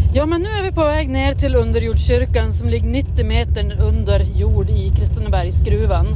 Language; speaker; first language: Swedish; native; Swedish